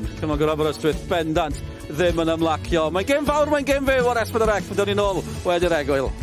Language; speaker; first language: Welsh; native; Welsh